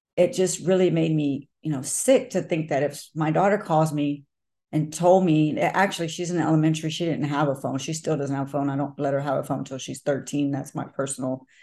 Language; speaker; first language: English; native; English